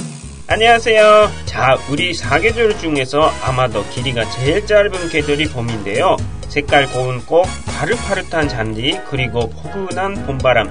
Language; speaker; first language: Korean; non-native, fluent; Japanese